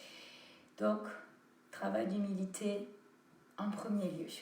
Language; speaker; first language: French; native; French